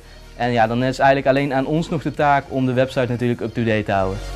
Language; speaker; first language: Dutch; native; Dutch